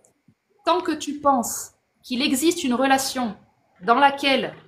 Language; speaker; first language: French; native; French